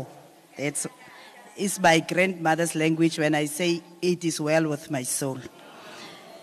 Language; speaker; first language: English; non-native, local second language; Afrikaans